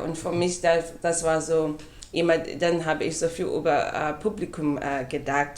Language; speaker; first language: German; non-native, fluent; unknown